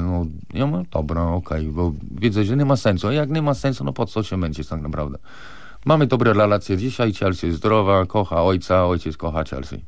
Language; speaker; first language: Polish; non-native, fluent; English